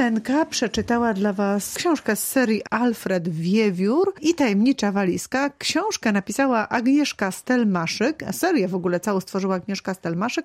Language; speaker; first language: Polish; native; Polish